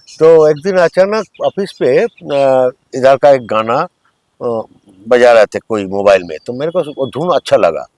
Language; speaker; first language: Hindi; non-native, local second language; Bangla